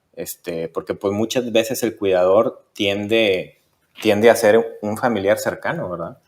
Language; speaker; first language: Spanish; native; Spanish